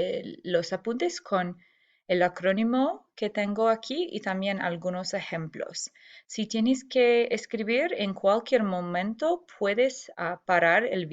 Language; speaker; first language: Spanish; non-native, fluent; English